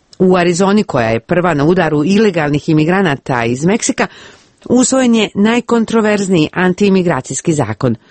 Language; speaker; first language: Croatian; native; Croatian